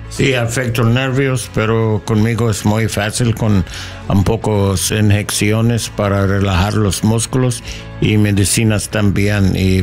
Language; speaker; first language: Spanish; non-native, learner; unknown